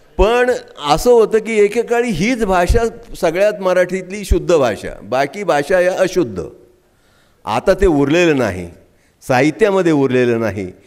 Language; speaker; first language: Marathi; native; Marathi